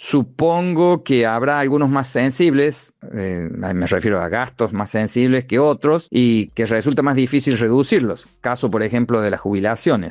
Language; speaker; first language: Spanish; native; Spanish